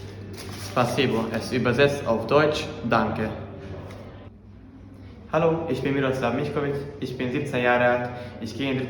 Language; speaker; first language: German; non-native, learner; Serbian